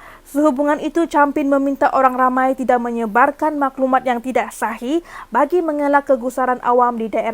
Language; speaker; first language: Malay; native; Malay